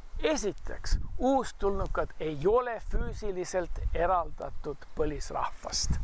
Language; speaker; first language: Estonian; early bilingual, heritage; Estonian